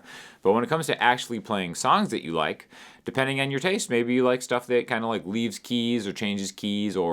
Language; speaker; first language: English; native; English